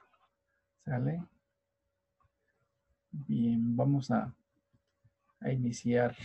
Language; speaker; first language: Spanish; native; Spanish